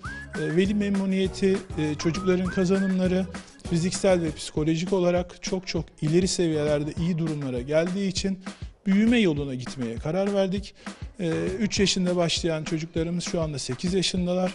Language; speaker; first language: Turkish; native; Turkish